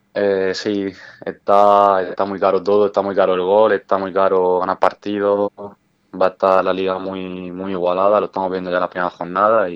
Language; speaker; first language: Spanish; native; Spanish